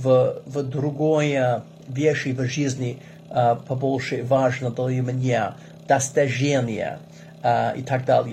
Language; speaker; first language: Russian; non-native, learner; English